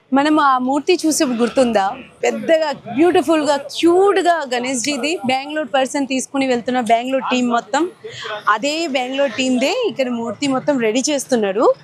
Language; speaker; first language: Telugu; non-native, local second language; Tamil